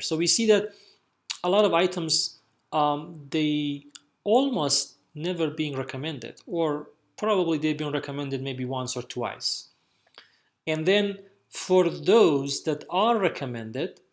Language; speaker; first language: English; non-native, fluent; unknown